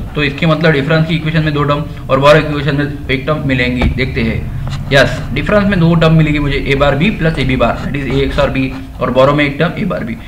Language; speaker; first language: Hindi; non-native, local second language; Marathi